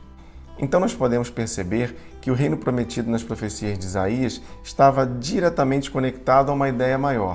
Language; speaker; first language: Portuguese; native; Portuguese